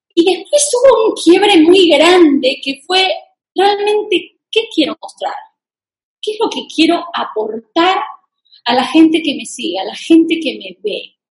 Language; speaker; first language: Spanish; native; Spanish